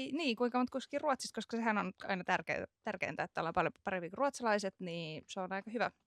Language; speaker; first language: Finnish; native; Finnish